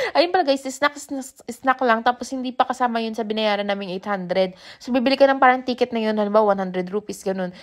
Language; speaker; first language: Filipino; native; Filipino